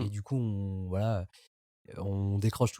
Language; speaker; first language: French; native; French